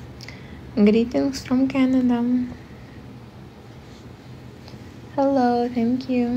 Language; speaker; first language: English; non-native, learner; Ukrainian